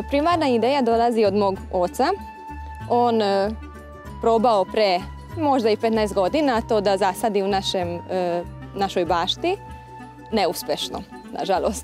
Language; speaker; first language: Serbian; non-native, local second language; Hungarian